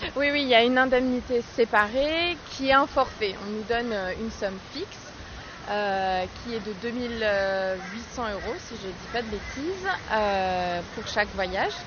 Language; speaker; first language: French; native; French